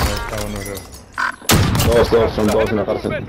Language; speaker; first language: Spanish; early bilingual, heritage; English